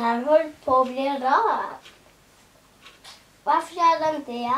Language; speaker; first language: Swedish; early bilingual, other home language; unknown